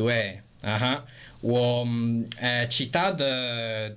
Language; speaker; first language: Chinese; non-native, learner; English